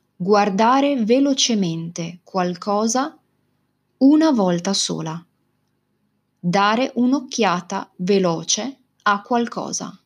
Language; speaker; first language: Italian; native; Italian